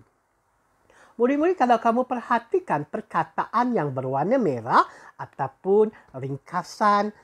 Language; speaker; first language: Malay; native; Malay